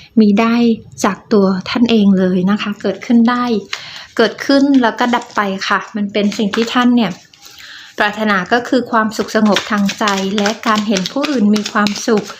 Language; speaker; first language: Thai; native; Thai